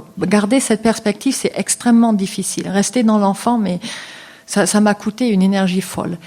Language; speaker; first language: French; non-native, local second language; Luxembourgish